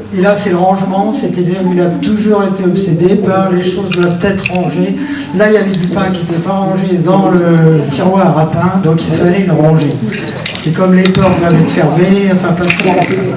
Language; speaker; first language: French; native; French